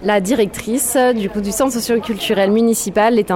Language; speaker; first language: French; native; French